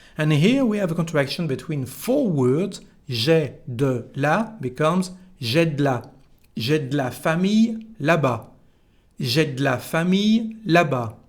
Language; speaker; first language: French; native; French